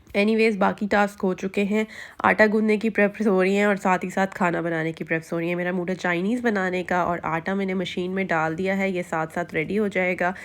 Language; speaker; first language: Urdu; native; Urdu